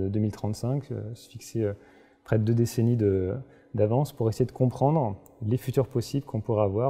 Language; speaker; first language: French; native; French